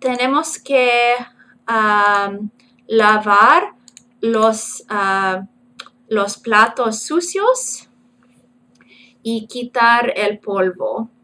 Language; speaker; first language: Spanish; non-native, learner; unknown